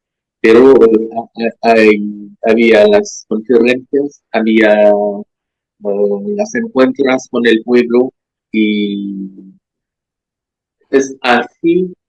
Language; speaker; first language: Spanish; non-native, learner; French